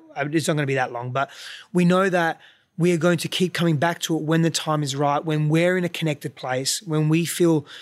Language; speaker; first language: English; native; English